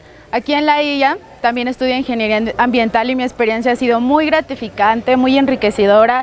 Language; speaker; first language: Spanish; native; Spanish